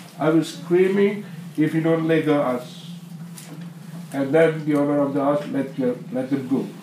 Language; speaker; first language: English; non-native, learner; Indonesian